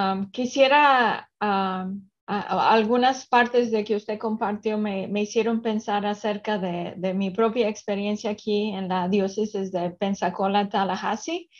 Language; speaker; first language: Spanish; early bilingual, other home language; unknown